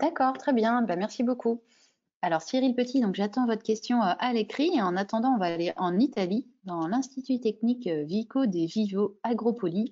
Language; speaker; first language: French; native; French